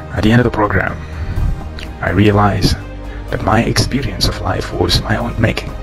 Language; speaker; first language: English; non-native, fluent; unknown